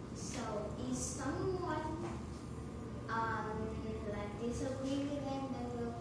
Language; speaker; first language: English; non-native, learner; Vietnamese